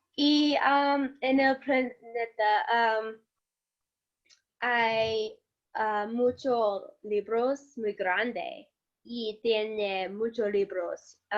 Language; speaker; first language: Spanish; non-native, learner; English